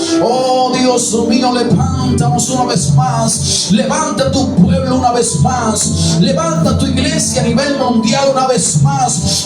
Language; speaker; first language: Spanish; native; Spanish